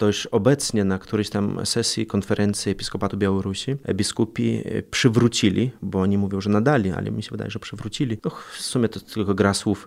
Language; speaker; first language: Polish; early bilingual, other home language; Belarusian